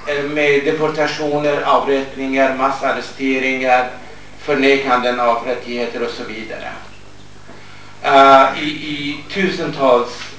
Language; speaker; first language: Swedish; non-native, fluent; Kurdish